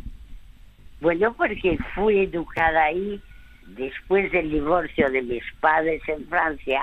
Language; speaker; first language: Spanish; early bilingual, other home language; French